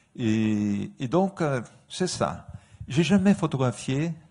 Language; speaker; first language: French; non-native, fluent; Portuguese